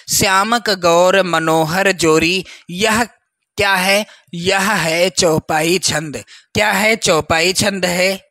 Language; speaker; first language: Hindi; native; Hindi